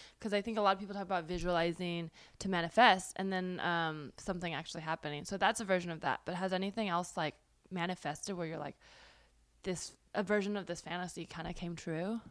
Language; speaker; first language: English; early bilingual, other home language; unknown